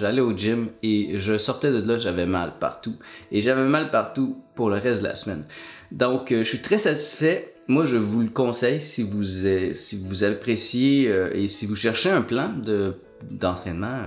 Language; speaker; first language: French; native; French